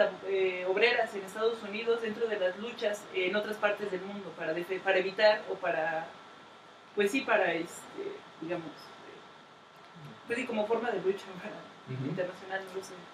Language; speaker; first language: Spanish; native; Spanish